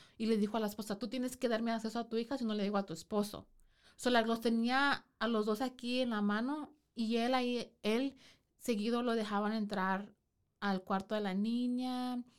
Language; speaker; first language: Spanish; early bilingual, heritage; Spanish